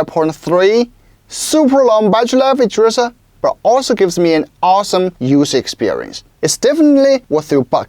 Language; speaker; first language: English; non-native, local second language; Chinese